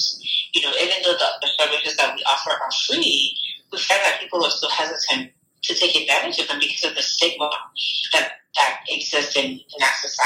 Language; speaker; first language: English; non-native, local second language; Akan